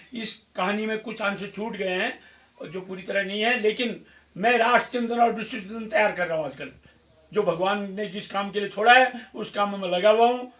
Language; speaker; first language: Hindi; native; Hindi